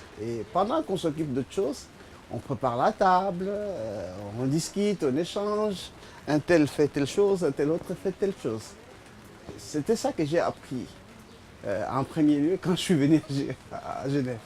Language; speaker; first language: French; non-native, fluent; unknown